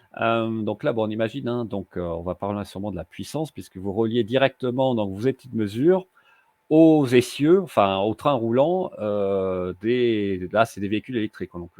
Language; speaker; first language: French; native; French